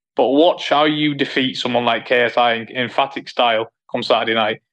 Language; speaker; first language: English; native; English